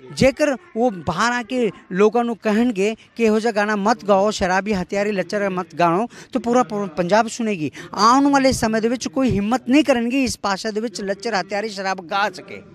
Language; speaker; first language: Punjabi; non-native, fluent; Kannada